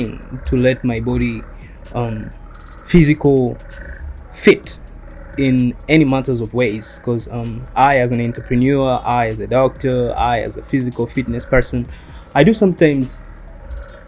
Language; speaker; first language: English; non-native, local second language; Swahili